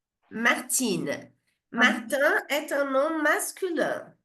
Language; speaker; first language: French; non-native, fluent; Portuguese